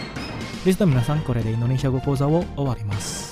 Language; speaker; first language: Japanese; non-native, fluent; Indonesian